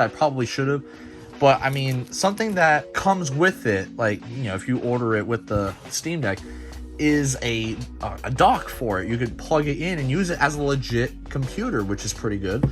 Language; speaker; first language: English; native; English